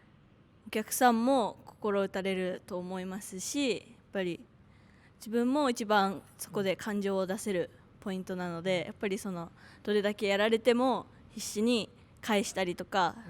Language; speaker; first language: Japanese; native; Japanese